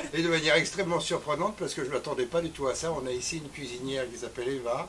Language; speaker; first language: French; native; French